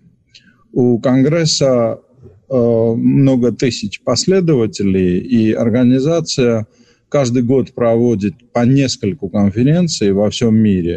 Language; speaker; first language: Russian; non-native, local second language; Georgian